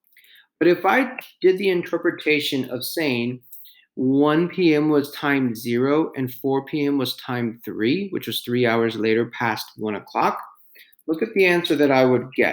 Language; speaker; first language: English; native; English